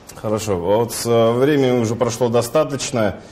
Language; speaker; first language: Russian; native; Russian